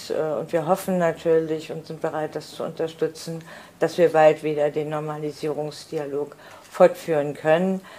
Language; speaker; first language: German; native; German